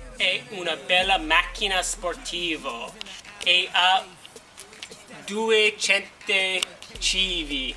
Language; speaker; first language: Italian; non-native, learner; English